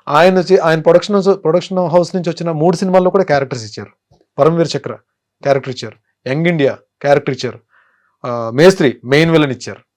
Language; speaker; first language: Telugu; native; Telugu